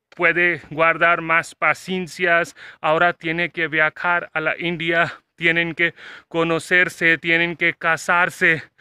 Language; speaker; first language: Spanish; non-native, fluent; Hindi